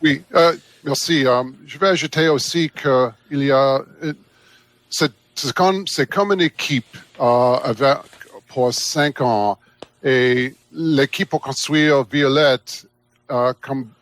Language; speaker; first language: French; non-native, learner; English